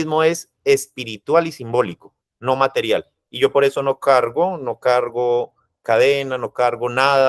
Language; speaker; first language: Spanish; native; Spanish